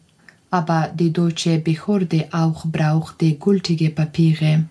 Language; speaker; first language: German; non-native, learner; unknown